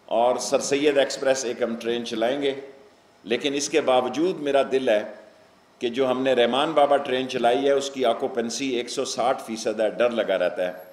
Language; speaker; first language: Urdu; non-native, local second language; Punjabi